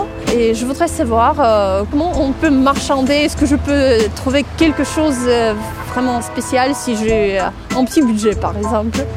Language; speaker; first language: French; non-native, fluent; Russian